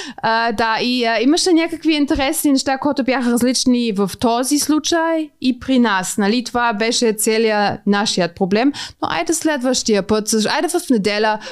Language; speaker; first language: Bulgarian; native; Bulgarian